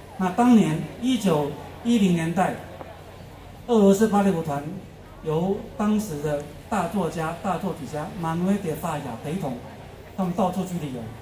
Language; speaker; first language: Chinese; native; Chinese